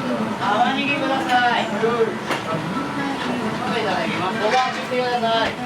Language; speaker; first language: Japanese; native; Japanese